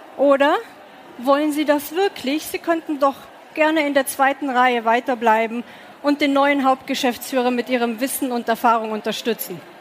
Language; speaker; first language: German; early bilingual, other home language; Romanian